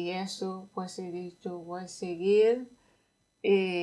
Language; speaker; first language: Spanish; non-native, fluent; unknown